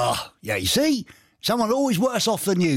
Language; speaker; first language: English; native; English